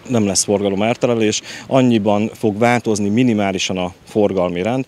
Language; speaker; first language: Hungarian; native; Hungarian